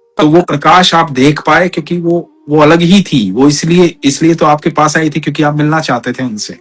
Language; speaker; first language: Hindi; native; Hindi